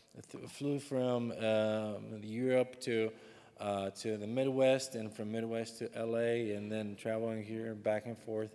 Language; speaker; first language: English; non-native, fluent; Czech